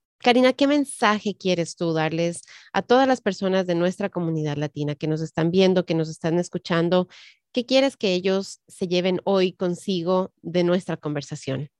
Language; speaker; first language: Spanish; native; Spanish